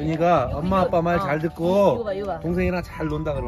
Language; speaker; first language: Korean; native; Korean